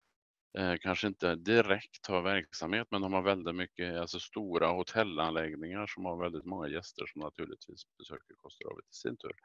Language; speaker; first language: Swedish; native; Swedish